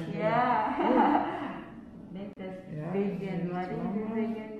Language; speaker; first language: Dutch; non-native, learner; Filipino